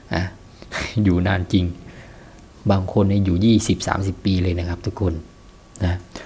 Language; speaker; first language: Thai; native; Thai